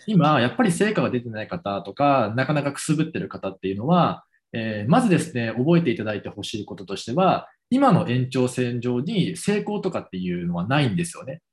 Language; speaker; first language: Japanese; native; Japanese